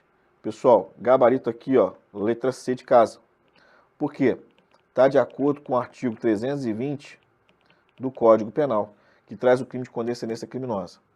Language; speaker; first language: Portuguese; native; Portuguese